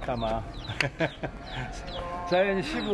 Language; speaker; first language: Indonesian; non-native, learner; Korean